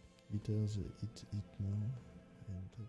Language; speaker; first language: English; non-native, learner; French